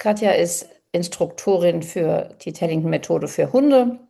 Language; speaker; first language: German; native; German